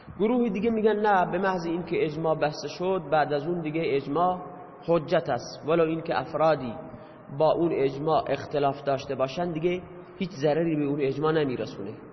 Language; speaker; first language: Persian; non-native, local second language; Baluchi